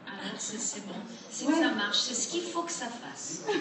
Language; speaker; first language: French; native; French